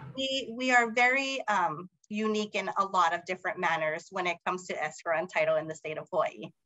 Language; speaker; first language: English; native; English